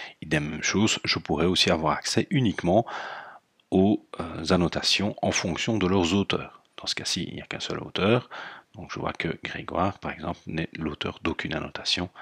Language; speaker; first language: French; native; French